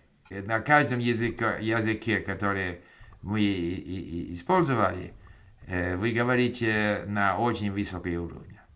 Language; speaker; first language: Russian; non-native, learner; English